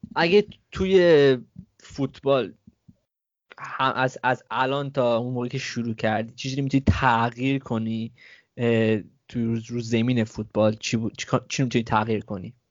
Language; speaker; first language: Persian; early bilingual, heritage; Persian